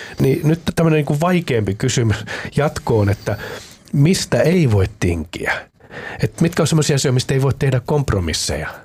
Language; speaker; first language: Finnish; native; Finnish